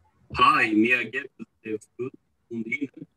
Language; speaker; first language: German; non-native, learner; Turkish